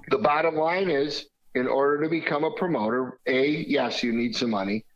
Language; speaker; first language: English; native; English